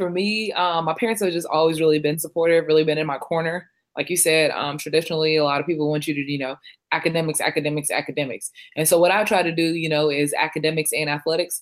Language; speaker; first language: English; non-native, local second language; Shona